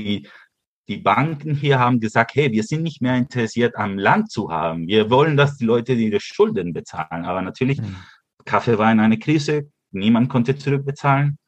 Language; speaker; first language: German; early bilingual, heritage; Spanish